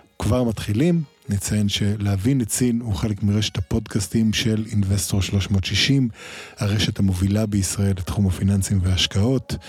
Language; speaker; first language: Hebrew; native; Hebrew